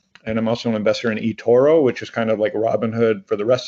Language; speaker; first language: English; native; English